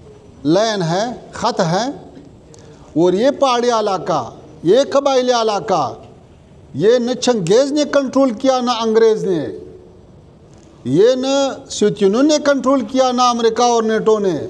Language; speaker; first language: Hindi; non-native, fluent; Pashto